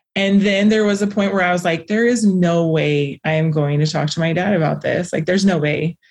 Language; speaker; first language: English; native; English